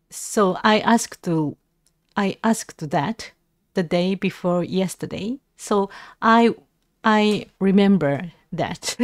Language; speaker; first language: English; non-native, learner; Japanese